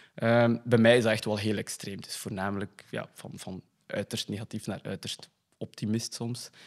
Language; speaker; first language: Dutch; non-native, fluent; French